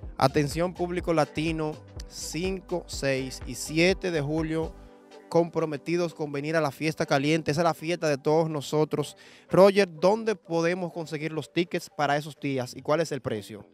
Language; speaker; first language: Spanish; native; Spanish